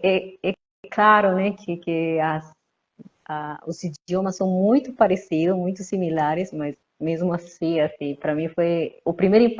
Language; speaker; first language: Portuguese; non-native, fluent; Spanish